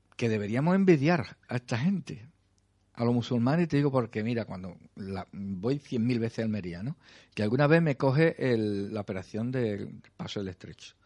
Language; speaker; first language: Spanish; native; Spanish